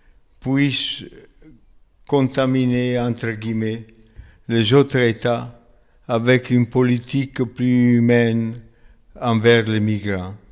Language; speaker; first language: French; non-native, fluent; Italian